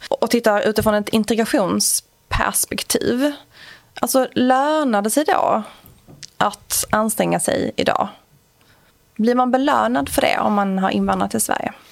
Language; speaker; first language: Swedish; native; Swedish